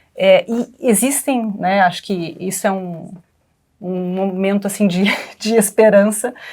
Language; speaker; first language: Portuguese; native; Portuguese